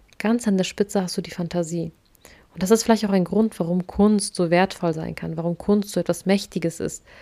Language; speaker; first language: German; early bilingual, other home language; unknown